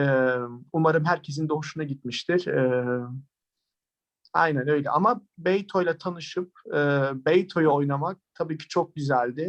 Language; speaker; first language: Turkish; early bilingual, heritage; Turkish